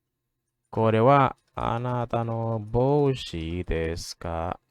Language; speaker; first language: Japanese; non-native, learner; English